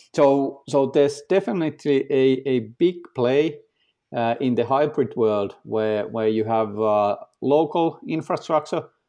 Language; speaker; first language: English; non-native, fluent; Finnish